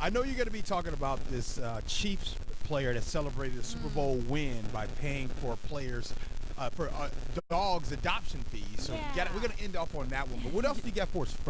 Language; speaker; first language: English; native; English